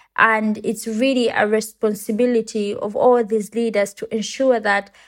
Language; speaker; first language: English; non-native, local second language; Ganda